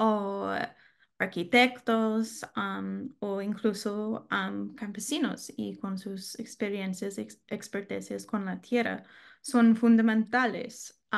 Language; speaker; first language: Spanish; non-native, learner; English